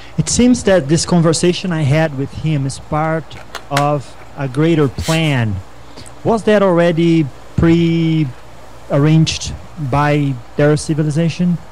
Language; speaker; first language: English; non-native, fluent; Portuguese